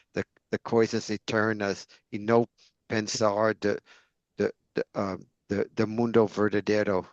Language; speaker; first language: Portuguese; non-native, learner; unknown